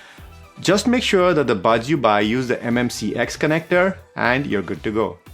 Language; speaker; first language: English; non-native, fluent; Dutch